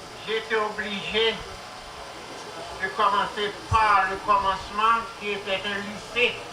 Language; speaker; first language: French; non-native, local second language; Haitian Creole